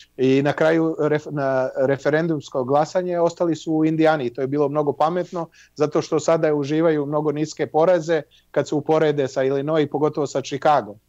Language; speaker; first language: Serbian; early bilingual, heritage; Serbian